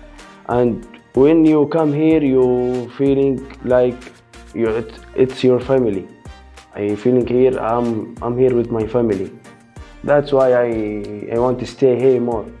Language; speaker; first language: English; non-native, learner; Arabic